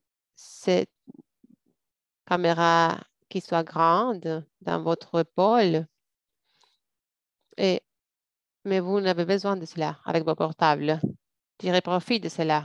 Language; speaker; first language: French; non-native, fluent; English